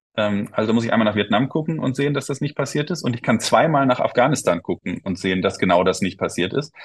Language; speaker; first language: German; native; German